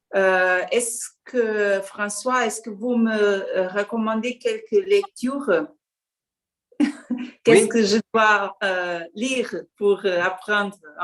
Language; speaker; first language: French; non-native, learner; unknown